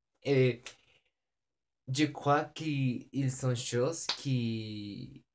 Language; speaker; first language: French; non-native, learner; Spanish